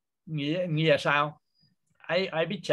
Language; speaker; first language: Vietnamese; native; Vietnamese